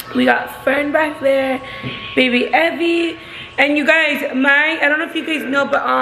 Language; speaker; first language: English; early bilingual, other home language; Spanish